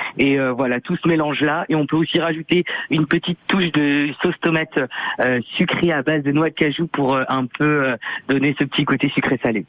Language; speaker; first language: French; early bilingual, other home language; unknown